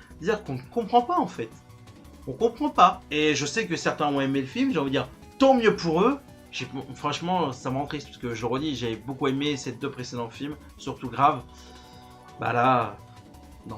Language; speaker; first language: French; native; French